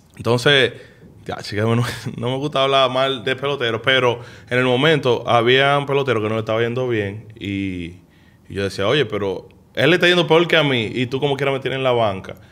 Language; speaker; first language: Spanish; early bilingual, heritage; Spanish